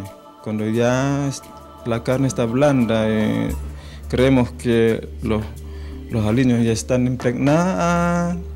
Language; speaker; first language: Spanish; non-native, fluent; Indonesian